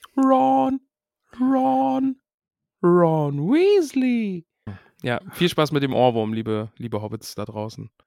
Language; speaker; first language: German; native; German